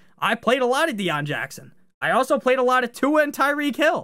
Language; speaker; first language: English; native; English